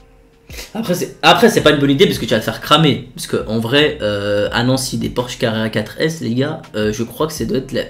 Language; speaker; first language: French; native; French